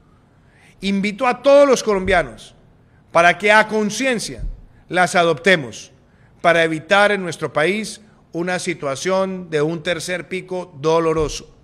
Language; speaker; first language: Spanish; native; Spanish